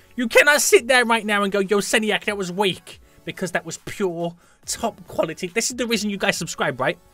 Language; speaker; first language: English; native; English